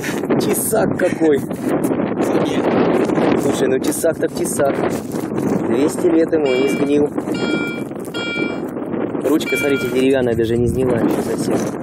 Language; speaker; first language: Russian; native; Russian